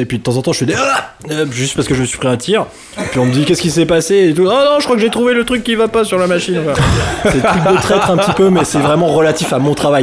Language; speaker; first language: French; native; French